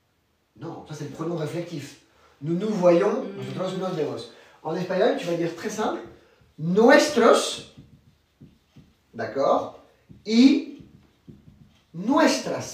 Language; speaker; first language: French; non-native, fluent; Spanish